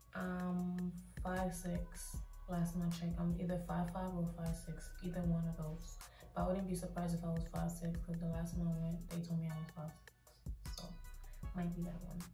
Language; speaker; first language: English; native; English